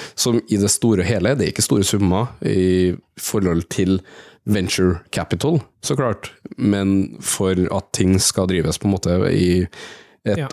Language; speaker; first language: Norwegian; native; Norwegian